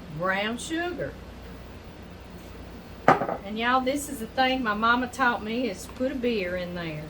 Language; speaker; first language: English; native; English